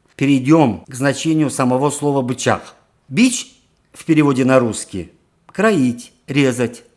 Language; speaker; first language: Russian; non-native, local second language; Karachay-Balkar